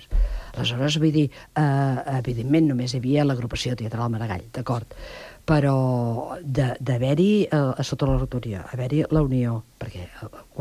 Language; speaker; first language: Catalan; native; Catalan